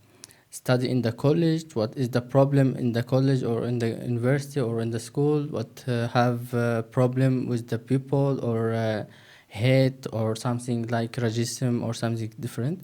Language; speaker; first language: English; non-native, learner; Turkish